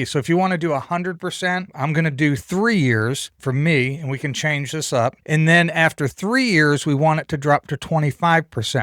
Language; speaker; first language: English; native; English